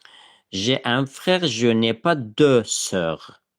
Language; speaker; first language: French; non-native, fluent; Azerbaijani